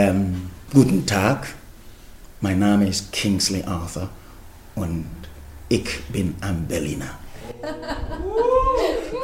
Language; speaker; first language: German; non-native, fluent; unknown